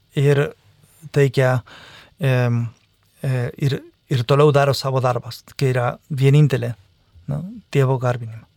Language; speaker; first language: Lithuanian; non-native, fluent; Spanish